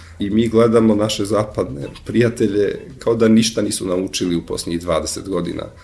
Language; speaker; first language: Serbian; non-native, local second language; Albanian